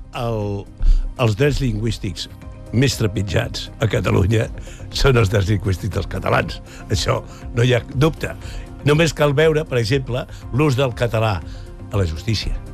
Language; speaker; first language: Catalan; native; Catalan